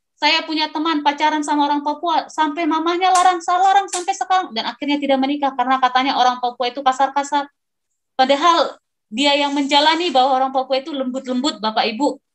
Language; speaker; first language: Indonesian; non-native, local second language; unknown